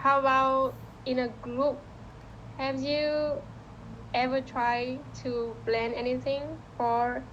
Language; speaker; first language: English; non-native, learner; Vietnamese